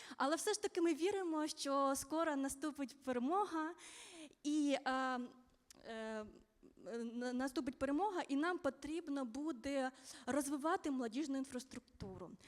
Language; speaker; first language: Ukrainian; native; Ukrainian